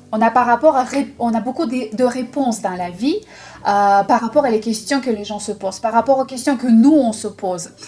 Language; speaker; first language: French; non-native, fluent; Russian